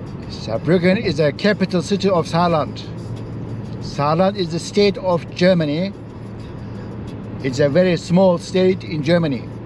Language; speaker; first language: English; non-native, learner; Turkish